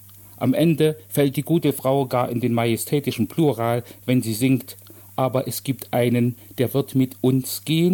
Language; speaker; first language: German; native; German